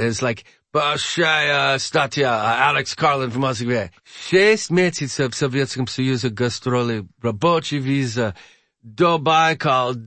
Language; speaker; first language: Russian; non-native, learner; English